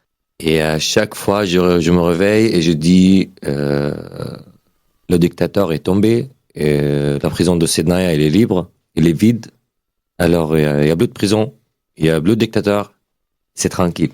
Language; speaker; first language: French; non-native, learner; Arabic